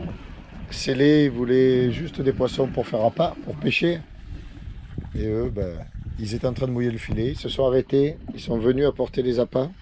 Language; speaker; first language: French; native; French